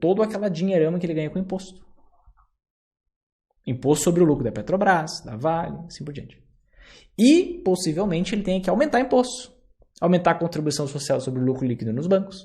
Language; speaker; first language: Portuguese; native; Portuguese